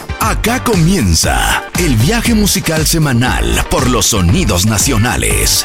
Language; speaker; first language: Spanish; native; Spanish